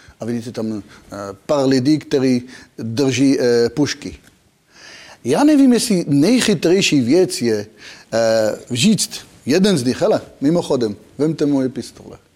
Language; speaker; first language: Czech; non-native, fluent; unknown